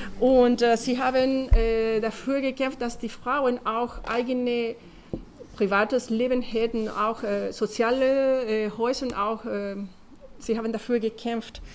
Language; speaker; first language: German; non-native, learner; Spanish